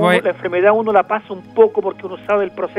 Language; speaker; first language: Spanish; native; Spanish